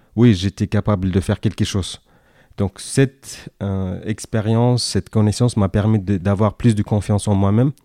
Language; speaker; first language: French; non-native, fluent; Kyrgyz